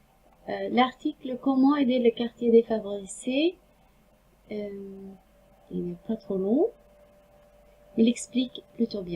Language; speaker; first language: French; non-native, fluent; Norwegian